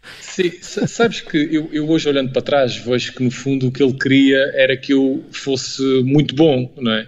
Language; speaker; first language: Portuguese; native; Portuguese